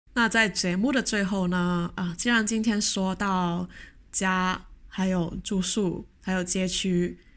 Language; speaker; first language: Chinese; non-native, local second language; Cantonese